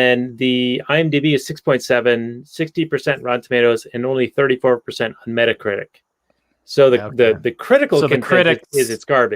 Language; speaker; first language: English; native; English